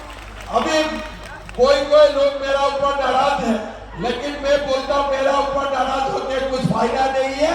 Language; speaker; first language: Hindi; non-native, local second language; Assamese